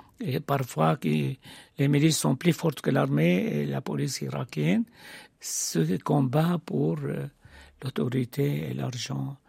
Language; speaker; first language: French; non-native, fluent; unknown